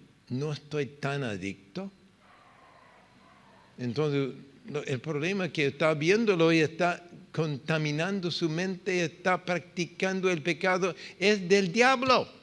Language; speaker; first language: Spanish; non-native, fluent; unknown